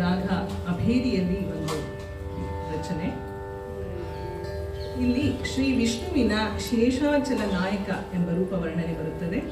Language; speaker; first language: Kannada; native; Kannada